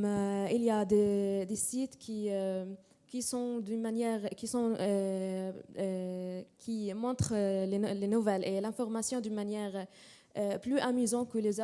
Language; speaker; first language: French; non-native, fluent; Arabic